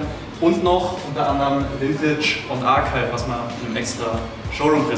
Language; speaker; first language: German; native; German